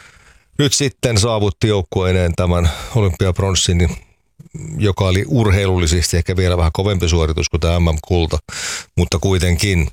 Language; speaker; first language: Finnish; native; Finnish